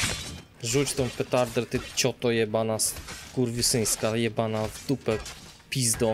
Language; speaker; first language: Polish; native; Polish